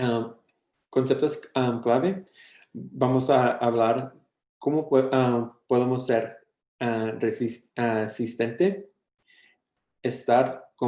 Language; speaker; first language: Spanish; early bilingual, heritage; English